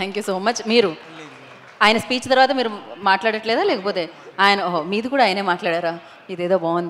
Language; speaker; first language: Telugu; native; Telugu